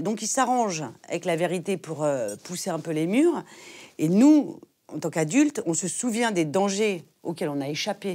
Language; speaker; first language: French; native; French